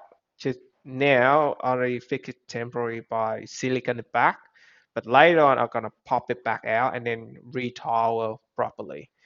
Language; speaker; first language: English; non-native, fluent; Vietnamese